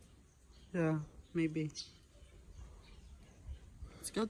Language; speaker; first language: English; non-native, learner; Cebuano